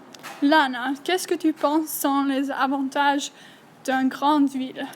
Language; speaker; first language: French; non-native, learner; English